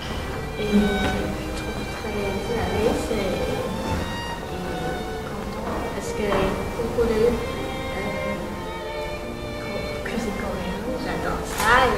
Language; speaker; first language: French; non-native, learner; Chinese